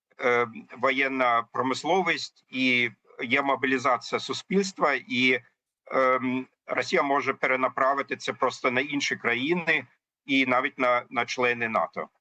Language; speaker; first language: Ukrainian; non-native, fluent; German